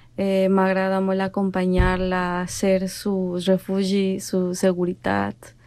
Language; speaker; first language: Catalan; non-native, learner; Spanish